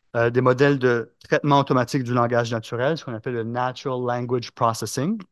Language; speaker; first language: French; native; French